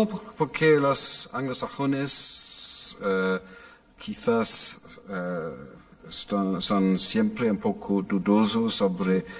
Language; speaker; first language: Spanish; non-native, fluent; English